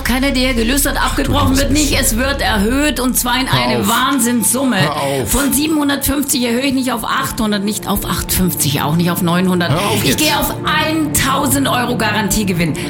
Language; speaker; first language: German; native; German